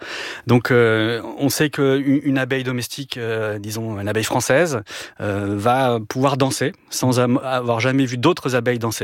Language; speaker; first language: French; native; French